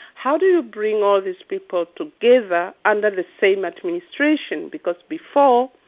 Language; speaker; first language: English; non-native, local second language; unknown